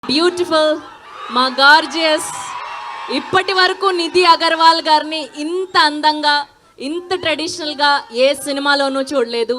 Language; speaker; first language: Telugu; native; Telugu